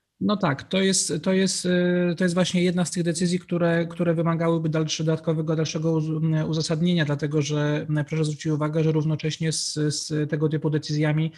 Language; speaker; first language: Polish; native; Polish